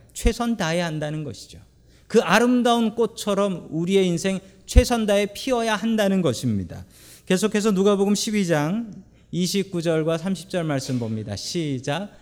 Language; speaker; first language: Korean; native; Korean